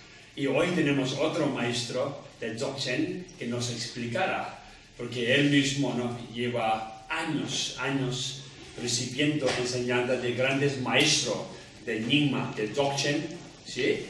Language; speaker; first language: Spanish; non-native, learner; Tibetan